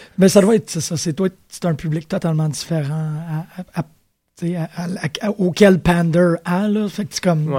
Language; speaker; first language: French; native; French